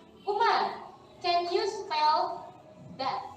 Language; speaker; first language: English; non-native, fluent; Indonesian